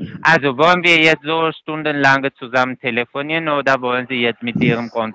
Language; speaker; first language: German; non-native, fluent; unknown